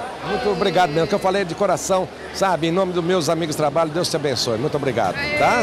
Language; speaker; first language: Portuguese; native; Portuguese